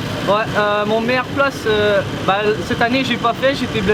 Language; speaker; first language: French; non-native, local second language; Dutch